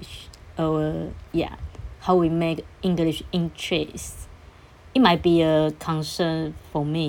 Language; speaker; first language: English; non-native, learner; Chinese